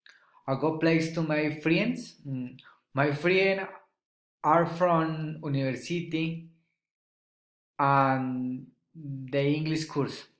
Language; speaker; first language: English; non-native, learner; Spanish